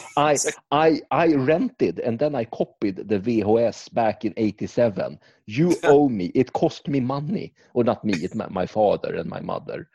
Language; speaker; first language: English; non-native, fluent; Swedish